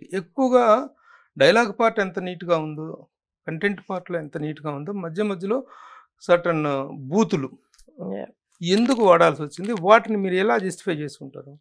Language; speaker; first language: Telugu; native; Telugu